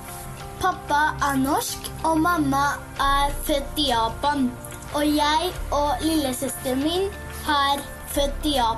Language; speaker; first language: Norwegian; early bilingual, heritage; Japanese